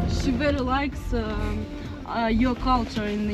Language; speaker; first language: English; non-native, learner; Russian